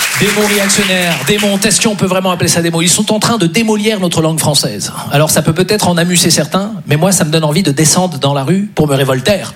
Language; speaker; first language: French; native; French